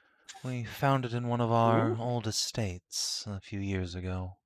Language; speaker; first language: English; native; English